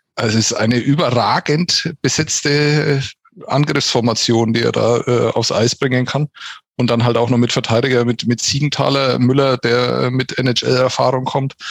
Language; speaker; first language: German; native; German